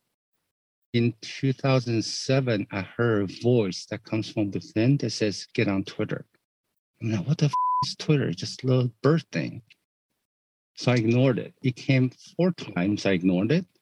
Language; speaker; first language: English; non-native, fluent; Chinese